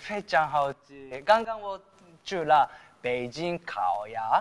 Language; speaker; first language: Chinese; non-native, learner; Japanese